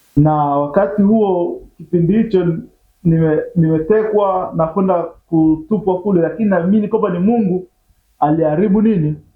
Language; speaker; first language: Swahili; native; Swahili